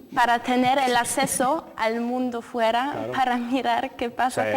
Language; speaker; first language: Spanish; non-native, fluent; Polish